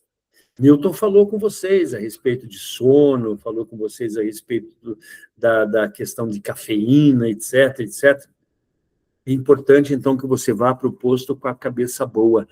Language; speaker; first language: Portuguese; native; Portuguese